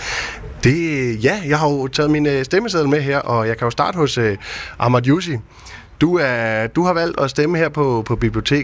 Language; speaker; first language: Danish; native; Danish